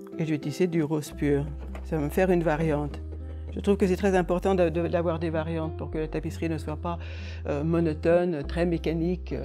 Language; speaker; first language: French; non-native, fluent; Hungarian